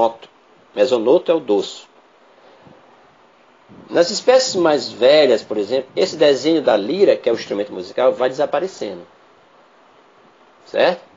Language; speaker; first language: Portuguese; native; Portuguese